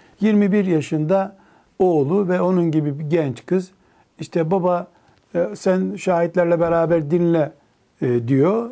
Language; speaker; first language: Turkish; native; Turkish